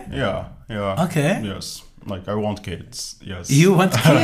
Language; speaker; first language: English; non-native, fluent; Arabic